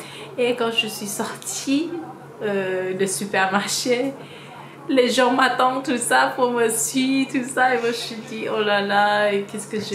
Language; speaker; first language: French; non-native, learner; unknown